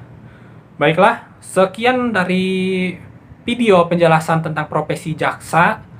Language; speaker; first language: Indonesian; native; Indonesian